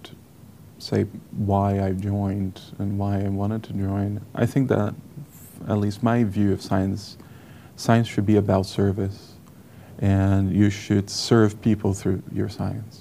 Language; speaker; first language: English; non-native, fluent; Portuguese